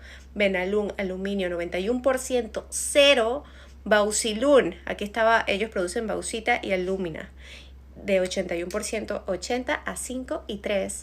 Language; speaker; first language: Spanish; native; Spanish